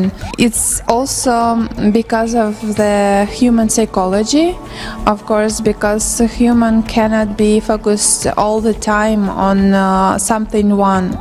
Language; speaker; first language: English; non-native, local second language; Ukrainian